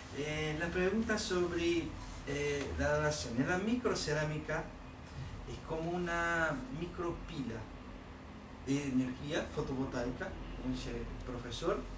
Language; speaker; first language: Spanish; non-native, learner; Portuguese